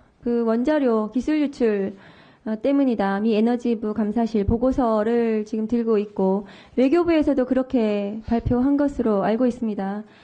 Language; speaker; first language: Korean; native; Korean